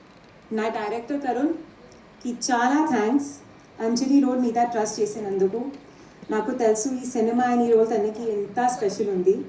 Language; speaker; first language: Telugu; non-native, learner; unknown